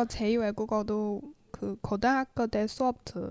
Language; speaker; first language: Korean; non-native, learner; Chinese